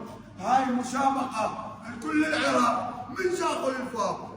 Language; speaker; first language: Arabic; native; Arabic